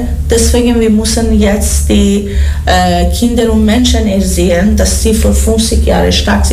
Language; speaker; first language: German; non-native, learner; Persian